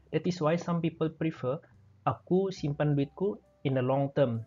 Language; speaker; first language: English; non-native, local second language; Malay